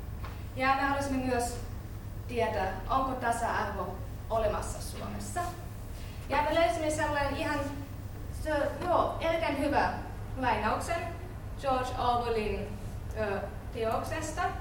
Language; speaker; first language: Finnish; non-native, learner; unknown